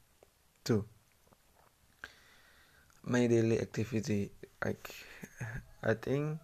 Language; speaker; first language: English; non-native, learner; Indonesian